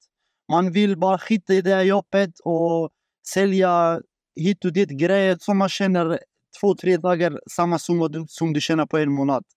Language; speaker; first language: Swedish; non-native, learner; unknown